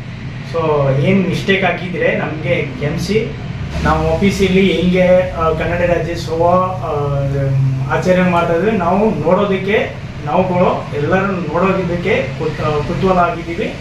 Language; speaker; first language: Kannada; non-native, local second language; Odia